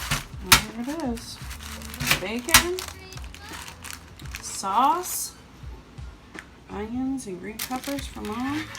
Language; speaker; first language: English; native; English